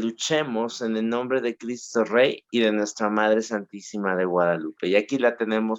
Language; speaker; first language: Spanish; native; Spanish